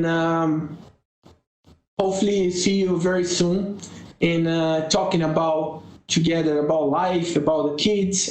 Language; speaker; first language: English; non-native, learner; Portuguese